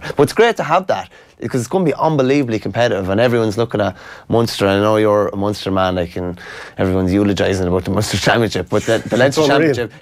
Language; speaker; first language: English; native; English